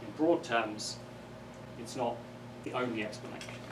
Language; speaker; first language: English; native; English